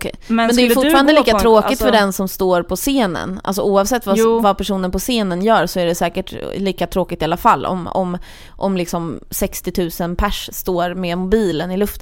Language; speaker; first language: Swedish; native; Swedish